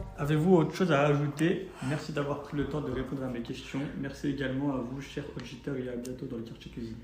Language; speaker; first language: French; native; French